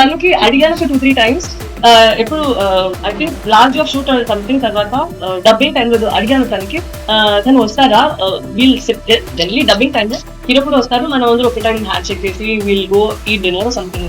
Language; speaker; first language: Telugu; non-native, fluent; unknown